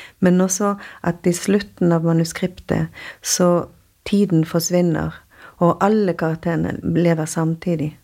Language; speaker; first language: Norwegian; non-native, fluent; Spanish